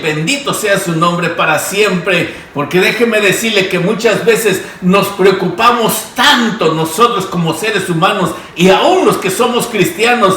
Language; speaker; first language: Spanish; native; Spanish